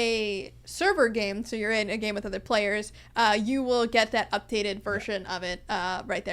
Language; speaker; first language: English; native; English